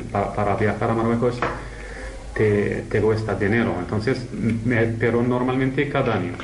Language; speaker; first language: Spanish; non-native, learner; Arabic